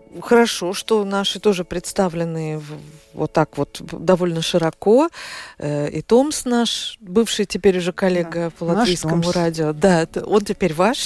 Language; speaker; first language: Russian; native; Russian